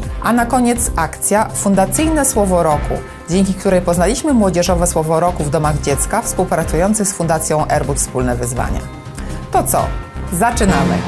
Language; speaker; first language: Polish; native; Polish